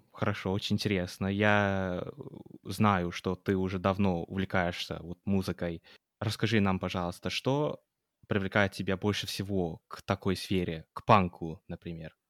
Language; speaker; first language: Russian; non-native, fluent; English